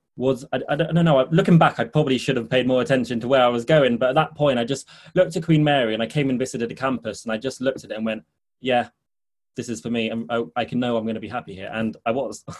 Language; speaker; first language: English; early bilingual, heritage; English